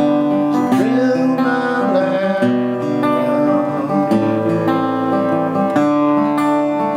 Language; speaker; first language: English; native; English